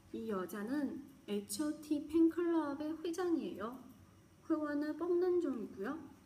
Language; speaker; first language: Korean; non-native, fluent; Chinese